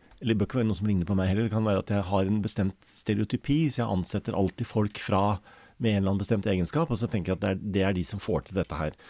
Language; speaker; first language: Norwegian; native; Norwegian